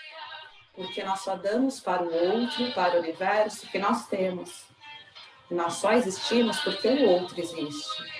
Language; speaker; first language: Portuguese; native; Portuguese